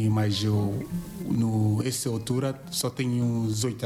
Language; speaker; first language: Portuguese; non-native, learner; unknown